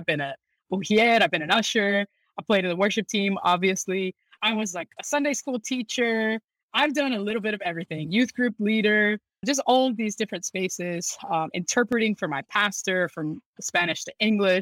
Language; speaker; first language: English; native; English